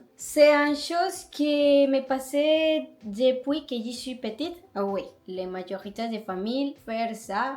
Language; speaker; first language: French; non-native, learner; Spanish